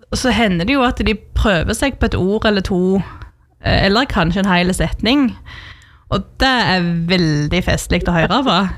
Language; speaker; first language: Norwegian; native; Norwegian